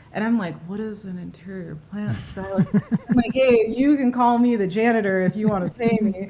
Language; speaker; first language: English; early bilingual, other home language; Yoruba